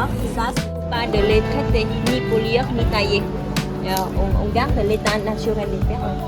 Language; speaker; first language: French; non-native, fluent; Vietnamese